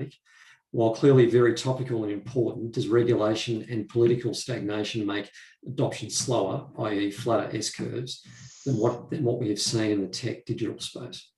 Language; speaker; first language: English; native; English